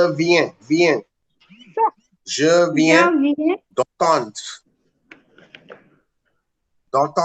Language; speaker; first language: French; non-native, fluent; Hindi